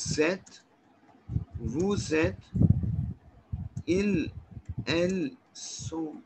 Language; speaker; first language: French; non-native, learner; Hindi